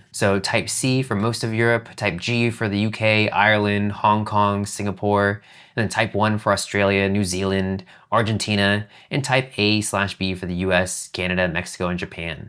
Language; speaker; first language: English; native; English